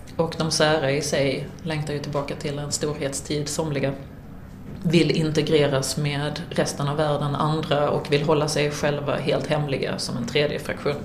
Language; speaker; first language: Swedish; native; Swedish